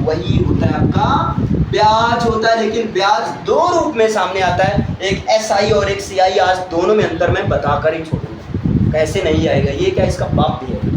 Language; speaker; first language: Hindi; native; Hindi